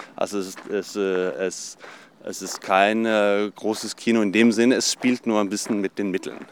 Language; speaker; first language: German; non-native, fluent; Danish